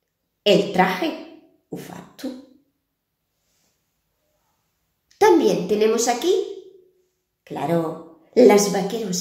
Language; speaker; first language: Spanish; non-native, fluent; Portuguese